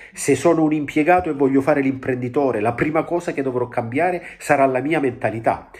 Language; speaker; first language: Italian; native; Italian